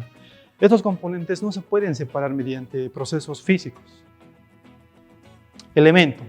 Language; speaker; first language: Spanish; native; Spanish